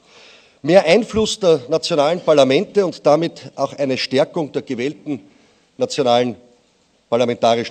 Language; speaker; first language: German; native; German